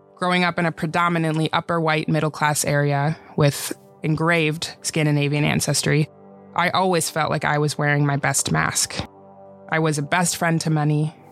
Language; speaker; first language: English; early bilingual, other home language; Swedish